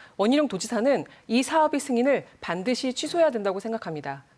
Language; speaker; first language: Korean; native; Korean